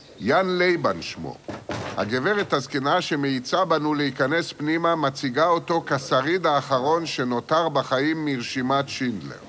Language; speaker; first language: Hebrew; native; Hebrew